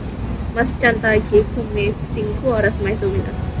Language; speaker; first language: Portuguese; non-native, learner; Thai